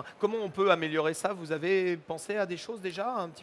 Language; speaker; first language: French; native; French